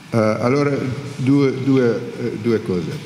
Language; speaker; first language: Italian; non-native, learner; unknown